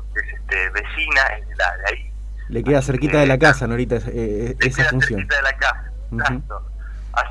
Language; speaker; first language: Spanish; native; Spanish